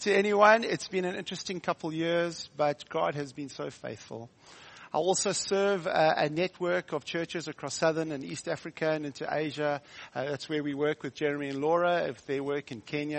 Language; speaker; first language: English; native; English